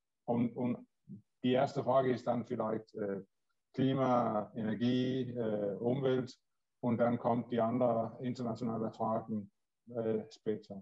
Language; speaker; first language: German; non-native, learner; Danish